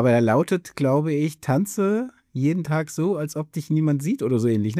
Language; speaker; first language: German; native; German